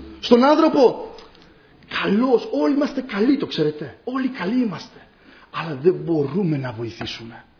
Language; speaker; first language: Greek; non-native, fluent; Polish